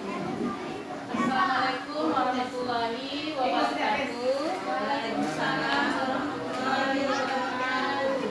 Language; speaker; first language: Indonesian; native; Indonesian